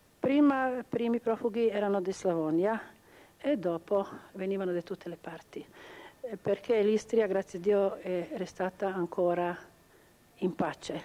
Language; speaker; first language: Italian; non-native, local second language; Croatian